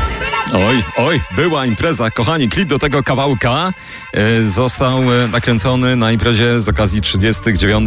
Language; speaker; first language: Polish; native; Polish